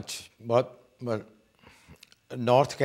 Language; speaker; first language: Urdu; native; Urdu